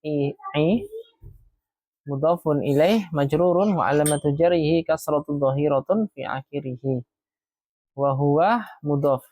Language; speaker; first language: Arabic; non-native, fluent; Indonesian